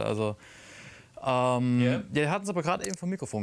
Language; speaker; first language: German; native; German